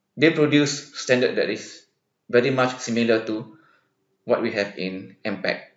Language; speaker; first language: English; non-native, local second language; Malay